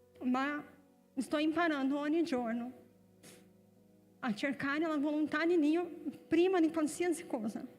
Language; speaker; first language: Italian; non-native, fluent; Portuguese